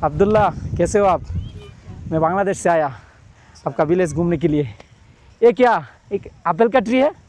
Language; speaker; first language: Hindi; non-native, learner; Bangla